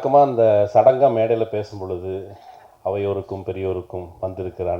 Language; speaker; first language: Tamil; native; Tamil